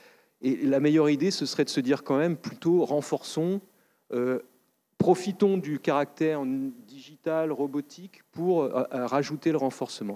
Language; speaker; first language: French; native; French